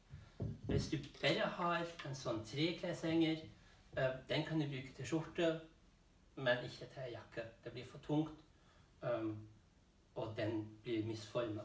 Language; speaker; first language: Norwegian; non-native, fluent; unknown